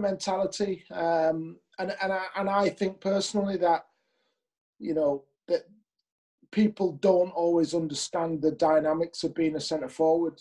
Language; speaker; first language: English; native; English